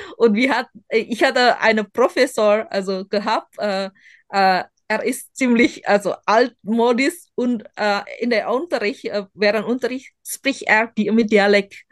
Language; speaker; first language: German; non-native, learner; Indonesian